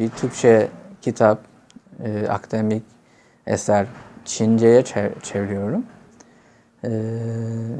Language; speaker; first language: Turkish; non-native, fluent; Chinese